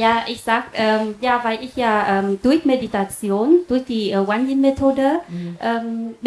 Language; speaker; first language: German; non-native, fluent; Vietnamese